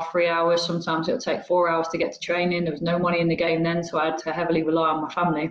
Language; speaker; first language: English; native; English